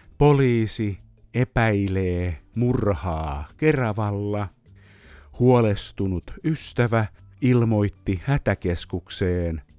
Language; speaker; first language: Finnish; native; Finnish